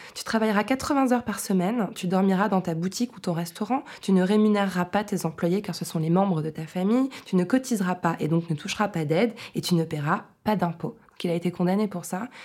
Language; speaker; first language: French; native; French